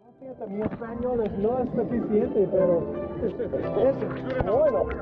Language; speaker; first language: Spanish; non-native, learner; English